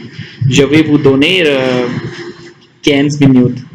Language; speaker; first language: French; non-native, fluent; Hindi